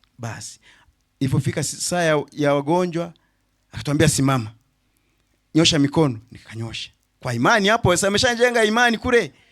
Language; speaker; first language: Swahili; native; Swahili